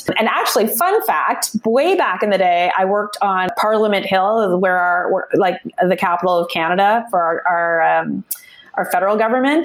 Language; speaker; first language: English; native; English